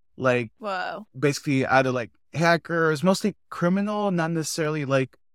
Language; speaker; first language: English; non-native, fluent; Hebrew